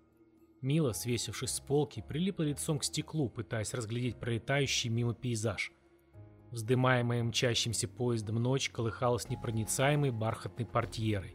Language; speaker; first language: Russian; native; Russian